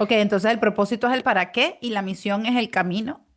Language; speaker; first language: Spanish; native; Spanish